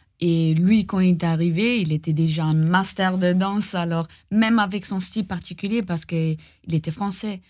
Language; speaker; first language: French; non-native, fluent; German